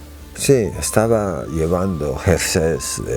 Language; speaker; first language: Spanish; early bilingual, heritage; Spanish